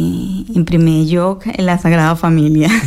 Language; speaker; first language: Catalan; non-native, local second language; Spanish